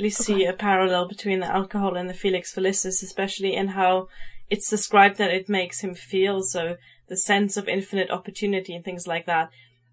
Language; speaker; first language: English; non-native, fluent; German